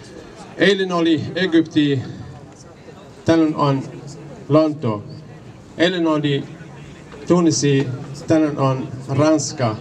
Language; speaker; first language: Finnish; non-native, learner; Kurdish